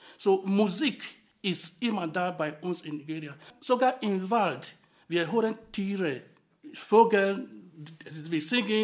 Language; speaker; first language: German; non-native, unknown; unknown